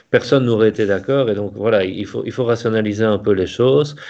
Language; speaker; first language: French; native; French